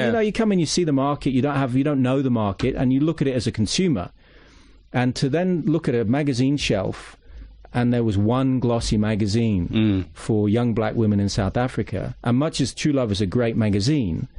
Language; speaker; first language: English; native; English